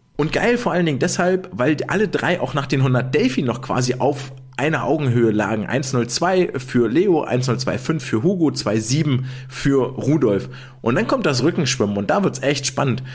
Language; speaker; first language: German; native; German